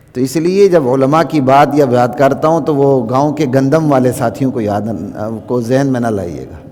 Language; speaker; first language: Urdu; non-native, local second language; Shina